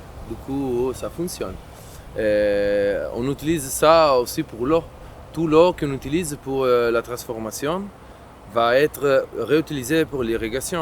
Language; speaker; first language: French; non-native, learner; Italian